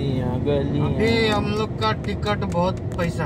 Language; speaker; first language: Hindi; non-native, learner; Nepali